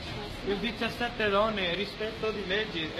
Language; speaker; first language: Italian; non-native, learner; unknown